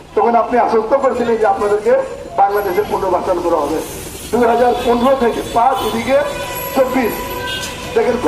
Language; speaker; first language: Bangla; non-native, local second language; Urdu